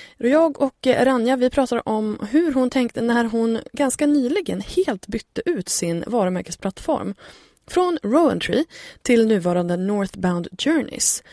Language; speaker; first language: Swedish; native; Swedish